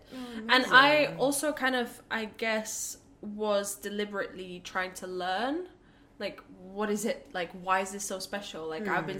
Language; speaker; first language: English; non-native, fluent; Latvian